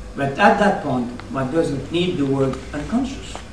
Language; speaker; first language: English; non-native, fluent; French